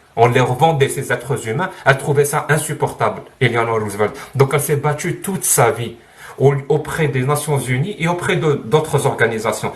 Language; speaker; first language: French; non-native, local second language; Arabic